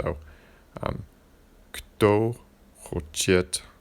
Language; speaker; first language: Russian; non-native, learner; English